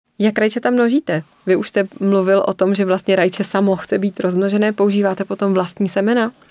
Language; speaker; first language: Czech; native; Czech